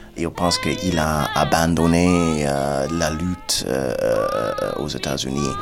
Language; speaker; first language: French; non-native, fluent; English